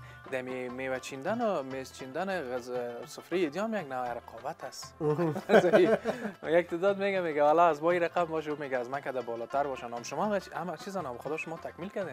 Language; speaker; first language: Persian; native; Persian